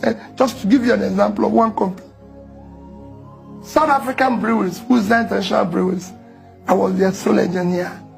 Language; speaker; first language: English; non-native, local second language; Igbo